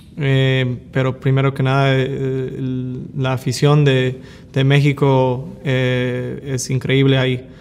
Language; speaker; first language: Spanish; early bilingual, heritage; English